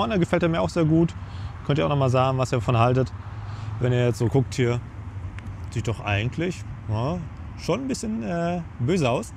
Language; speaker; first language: German; native; German